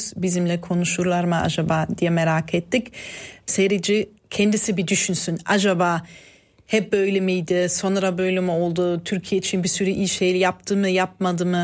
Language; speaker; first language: Turkish; non-native, fluent; German